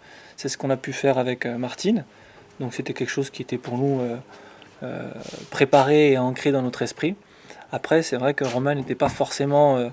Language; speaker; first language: French; native; French